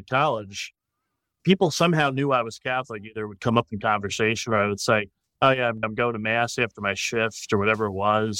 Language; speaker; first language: English; native; English